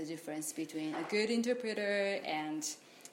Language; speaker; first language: English; non-native, fluent; Japanese